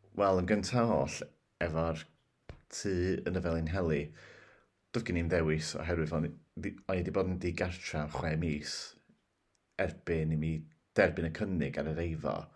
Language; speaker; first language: Welsh; native; Welsh